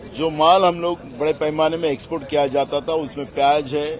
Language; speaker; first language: Hindi; non-native, local second language; Marathi